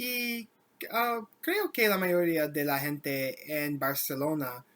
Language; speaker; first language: Spanish; non-native, learner; English